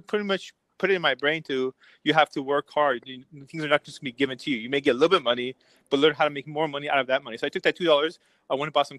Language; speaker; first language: English; early bilingual, other home language; Persian